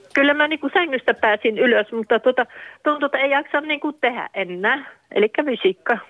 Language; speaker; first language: Finnish; native; Finnish